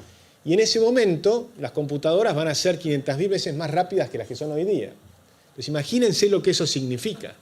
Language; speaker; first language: Spanish; native; Spanish